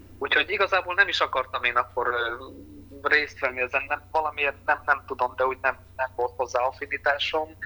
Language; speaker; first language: Hungarian; native; Hungarian